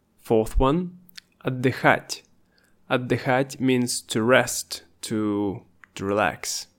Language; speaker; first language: Russian; native; Russian